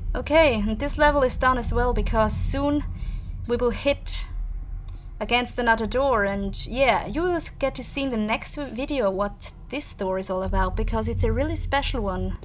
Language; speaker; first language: English; non-native, fluent; German